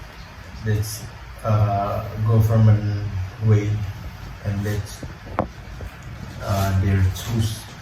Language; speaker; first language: English; non-native, learner; Indonesian